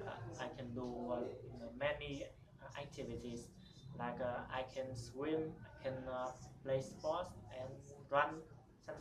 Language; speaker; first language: English; non-native, learner; Vietnamese